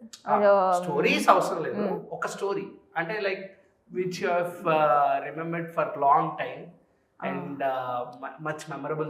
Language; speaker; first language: Telugu; native; Telugu